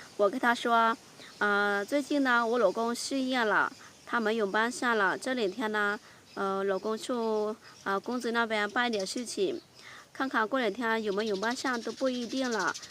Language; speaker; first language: Chinese; non-native, fluent; Lao